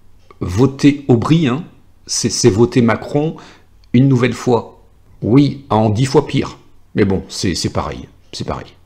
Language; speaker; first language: French; native; French